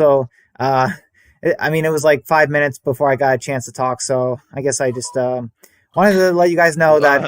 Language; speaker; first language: English; native; English